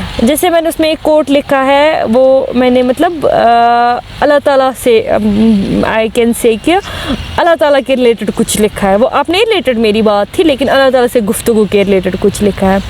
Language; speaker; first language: Urdu; non-native, local second language; Kashmiri